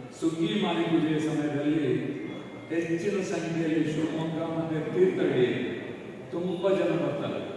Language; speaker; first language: Kannada; non-native, local second language; Tulu